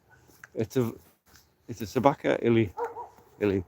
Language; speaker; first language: Russian; non-native, learner; English